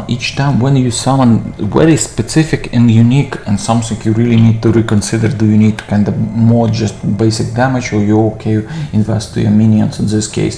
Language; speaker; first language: English; non-native, fluent; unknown